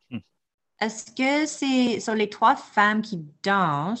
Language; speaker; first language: French; non-native, fluent; English